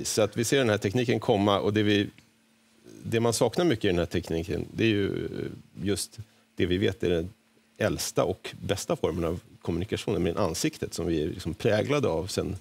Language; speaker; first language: Swedish; native; Swedish